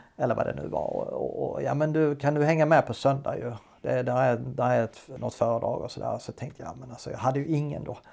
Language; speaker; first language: Swedish; native; Swedish